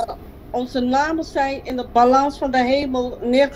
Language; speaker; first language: Dutch; non-native, local second language; Papiamento